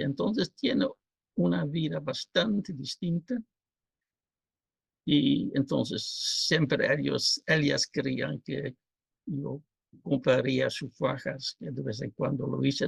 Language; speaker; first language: Spanish; non-native, fluent; Dutch